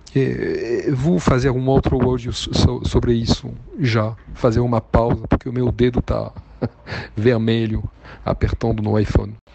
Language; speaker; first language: Portuguese; non-native, fluent; French